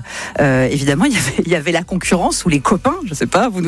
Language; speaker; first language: French; native; French